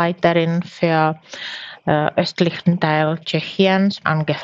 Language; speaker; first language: German; non-native, fluent; Czech